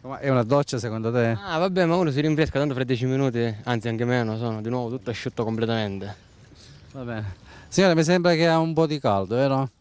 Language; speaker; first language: Italian; native; Italian